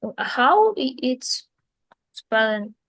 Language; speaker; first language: English; non-native, learner; Russian